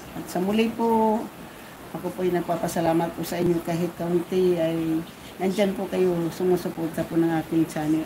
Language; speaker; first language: Filipino; non-native, local second language; Cebuano